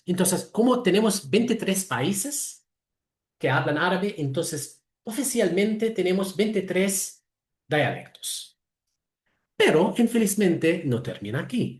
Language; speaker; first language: Spanish; non-native, fluent; Arabic